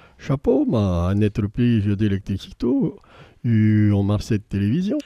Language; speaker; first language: French; native; French